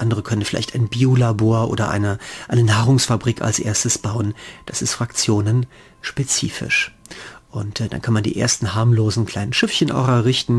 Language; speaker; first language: German; native; German